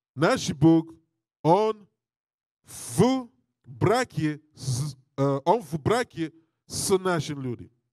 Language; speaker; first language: Russian; non-native, learner; English